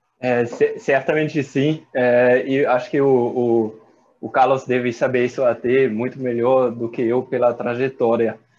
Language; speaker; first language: Portuguese; non-native, fluent; German